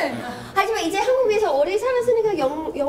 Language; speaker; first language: Korean; non-native, learner; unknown